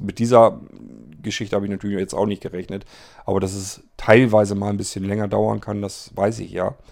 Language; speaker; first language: German; native; German